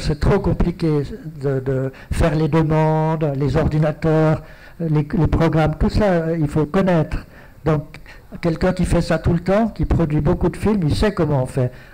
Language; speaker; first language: French; native; French